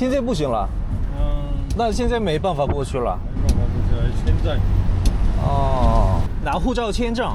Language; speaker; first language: Chinese; non-native, learner; Korean